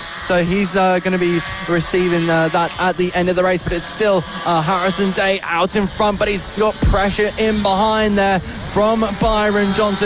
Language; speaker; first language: English; native; English